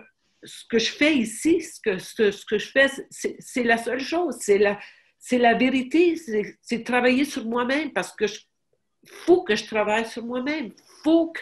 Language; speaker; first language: French; non-native, fluent; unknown